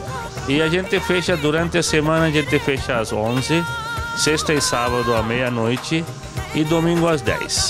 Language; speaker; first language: Portuguese; non-native, fluent; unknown